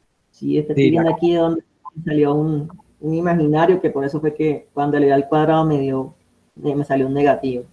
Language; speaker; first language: Spanish; native; Spanish